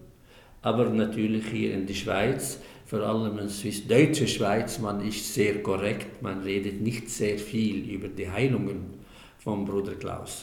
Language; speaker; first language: German; non-native, fluent; Arabic